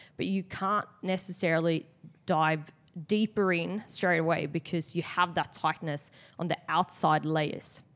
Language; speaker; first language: English; non-native, fluent; Swedish